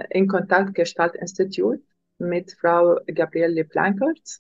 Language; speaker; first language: German; non-native, learner; Arabic